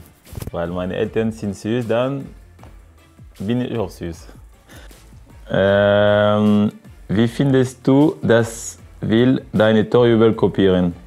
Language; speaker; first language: German; non-native, learner; French